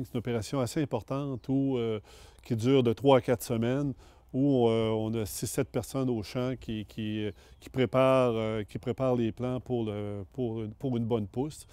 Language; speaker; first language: French; native; French